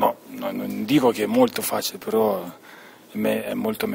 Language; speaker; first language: Italian; non-native, fluent; Lithuanian